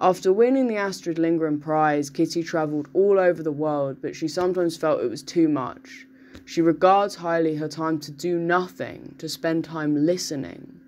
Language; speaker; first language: English; native; English